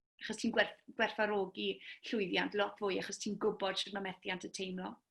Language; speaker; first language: Welsh; native; Welsh